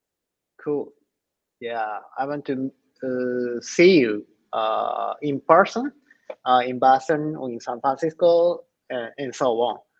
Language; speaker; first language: English; non-native, learner; Japanese